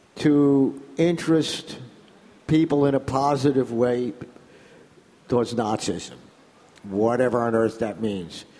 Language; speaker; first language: English; native; English